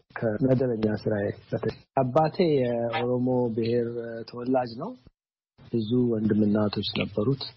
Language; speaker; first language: Amharic; native; Amharic